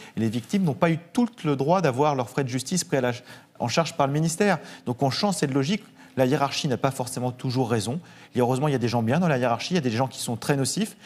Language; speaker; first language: French; native; French